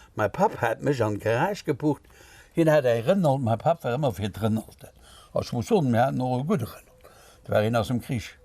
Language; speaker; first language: Luxembourgish; native; Luxembourgish